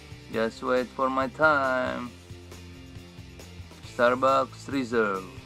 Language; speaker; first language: English; non-native, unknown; Indonesian